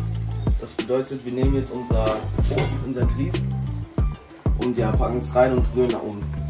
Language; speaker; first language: German; early bilingual, other home language; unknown